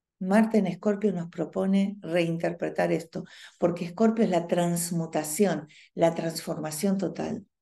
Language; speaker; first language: Spanish; native; Spanish